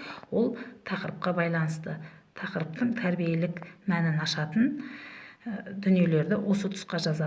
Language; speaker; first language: Kazakh; native; Kazakh